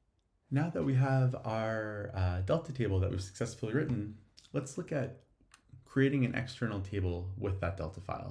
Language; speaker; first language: English; native; English